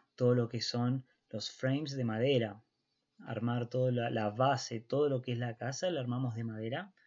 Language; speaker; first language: Spanish; native; Spanish